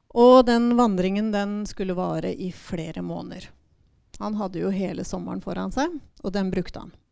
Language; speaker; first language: Norwegian; native; Norwegian